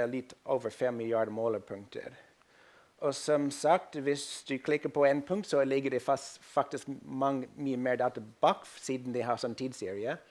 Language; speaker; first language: Norwegian; non-native, fluent; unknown